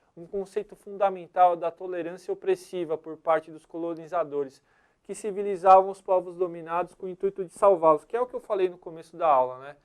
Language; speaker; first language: Portuguese; native; Portuguese